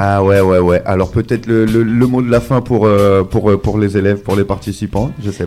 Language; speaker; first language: French; native; French